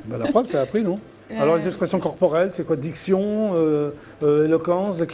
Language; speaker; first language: French; native; French